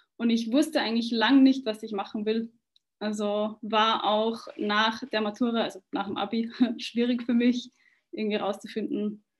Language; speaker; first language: German; native; German